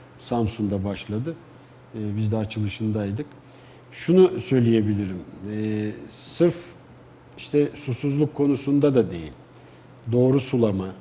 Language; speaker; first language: Turkish; native; Turkish